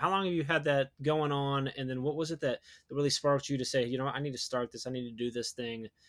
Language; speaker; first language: English; native; English